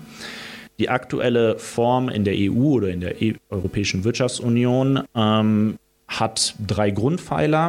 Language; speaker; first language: German; early bilingual, other home language; Romanian